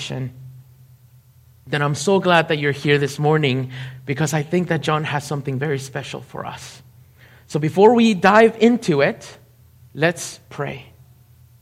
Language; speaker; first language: English; non-native, fluent; Spanish